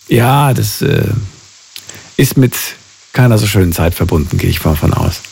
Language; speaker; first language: German; native; German